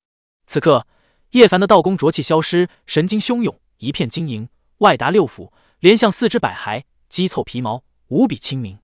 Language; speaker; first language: Chinese; native; Chinese